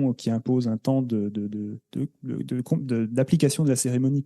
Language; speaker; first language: French; native; French